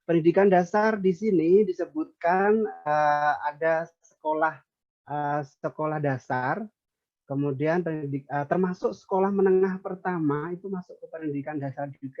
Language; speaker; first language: Indonesian; native; Indonesian